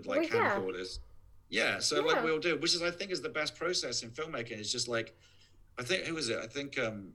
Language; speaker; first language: English; native; English